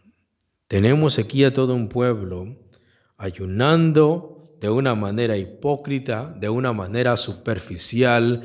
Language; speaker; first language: Spanish; native; Spanish